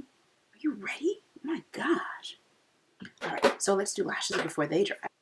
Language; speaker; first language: English; native; English